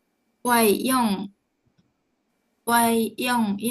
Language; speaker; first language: Chinese; non-native, learner; Indonesian